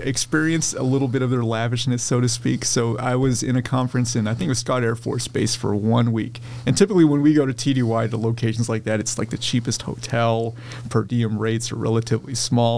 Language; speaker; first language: English; native; English